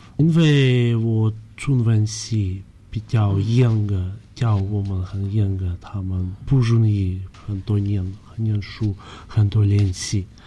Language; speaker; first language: Chinese; non-native, learner; Russian